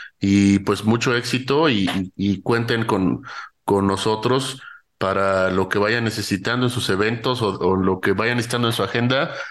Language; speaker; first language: Spanish; native; Spanish